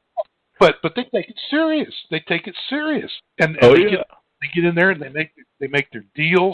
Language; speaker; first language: English; native; English